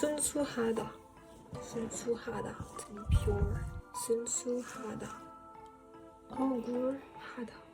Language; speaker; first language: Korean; non-native, learner; French